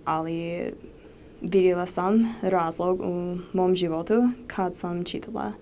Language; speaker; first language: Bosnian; non-native, learner; English